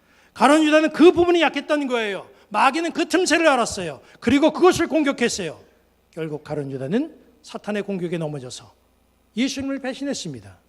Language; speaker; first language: Korean; native; Korean